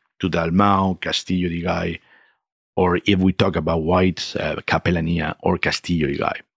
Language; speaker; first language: English; non-native, fluent; Spanish